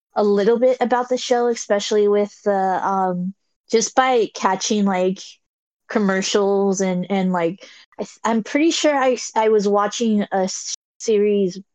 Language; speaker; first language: English; native; English